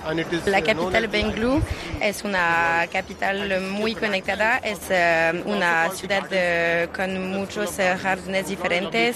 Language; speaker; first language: Spanish; non-native, learner; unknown